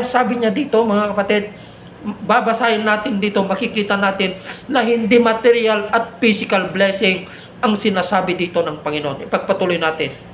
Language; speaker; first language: Filipino; native; Filipino